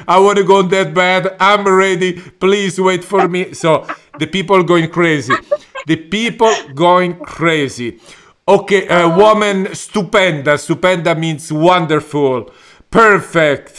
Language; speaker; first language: English; non-native, fluent; Italian